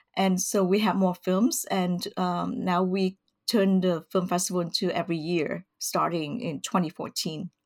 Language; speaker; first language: English; early bilingual, other home language; Vietnamese